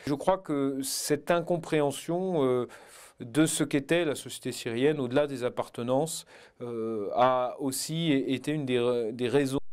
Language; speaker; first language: French; native; French